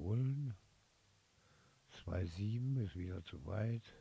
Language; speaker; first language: German; native; German